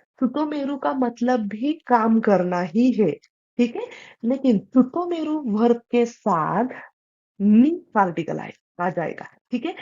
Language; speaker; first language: Hindi; non-native, local second language; Marathi